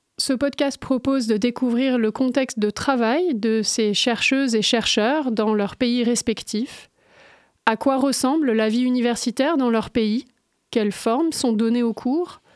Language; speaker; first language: French; native; French